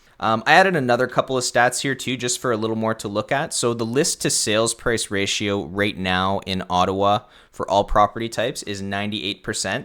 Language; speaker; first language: English; native; English